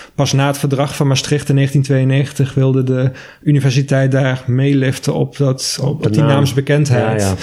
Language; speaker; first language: Dutch; native; Dutch